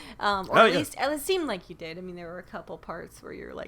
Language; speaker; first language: English; native; English